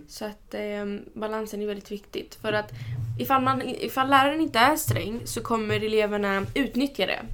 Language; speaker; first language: Swedish; early bilingual, other home language; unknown